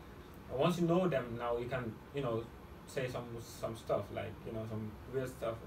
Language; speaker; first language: English; non-native, fluent; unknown